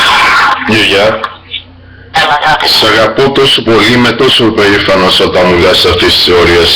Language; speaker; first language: Greek; early bilingual, heritage; English